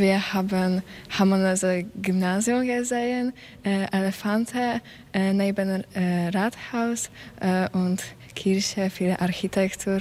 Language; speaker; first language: German; non-native, learner; Polish